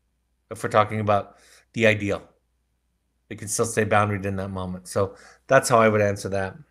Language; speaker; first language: English; native; English